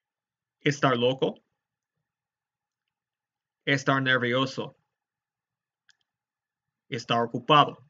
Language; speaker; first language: Spanish; non-native, fluent; English